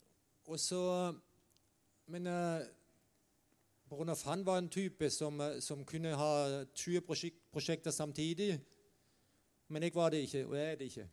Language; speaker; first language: Norwegian; non-native, fluent; German